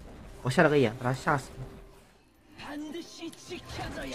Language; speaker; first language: Chinese; native; Chinese